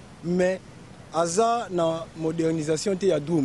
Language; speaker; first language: English; non-native, fluent; Lingala